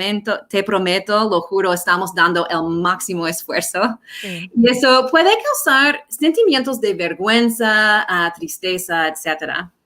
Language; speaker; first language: Spanish; non-native, fluent; English